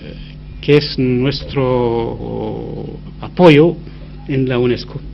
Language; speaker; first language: Spanish; non-native, fluent; Arabic